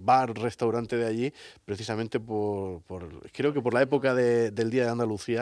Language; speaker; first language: Spanish; native; Spanish